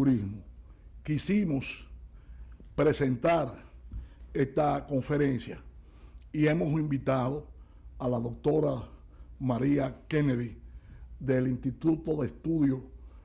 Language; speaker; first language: Spanish; native; Spanish